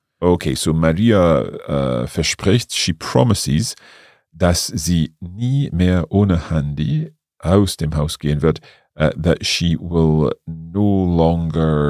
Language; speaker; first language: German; non-native, learner; English